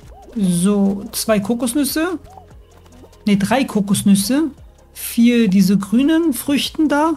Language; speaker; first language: German; native; German